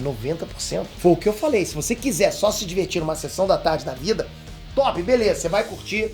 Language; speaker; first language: Portuguese; native; Portuguese